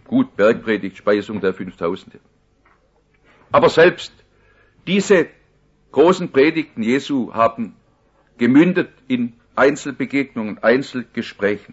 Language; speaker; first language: German; native; German